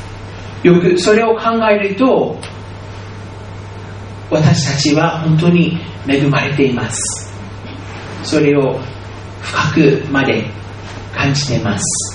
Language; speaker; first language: Japanese; non-native, fluent; English